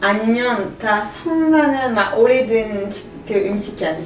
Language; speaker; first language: Korean; non-native, learner; French